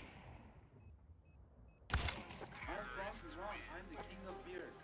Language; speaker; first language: English; non-native, learner; Persian